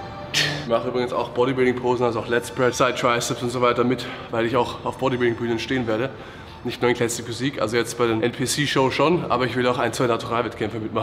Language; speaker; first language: German; native; German